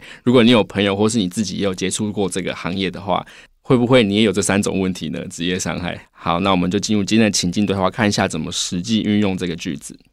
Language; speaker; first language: Chinese; native; Chinese